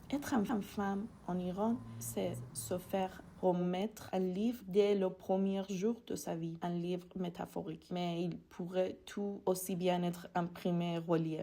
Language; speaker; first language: French; non-native, fluent; Persian